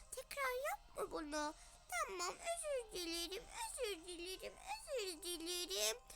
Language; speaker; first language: Turkish; early bilingual, other home language; Arabic